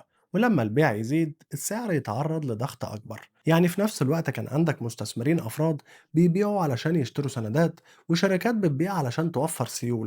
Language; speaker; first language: Arabic; native; Arabic